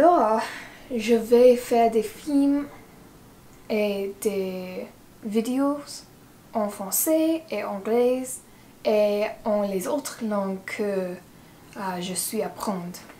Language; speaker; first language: French; non-native, learner; English